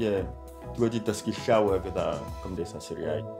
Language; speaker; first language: Welsh; non-native, fluent; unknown